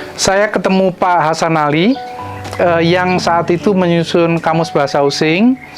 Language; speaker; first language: Indonesian; non-native, local second language; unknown